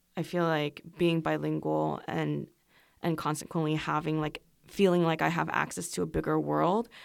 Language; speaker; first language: English; non-native, fluent; Korean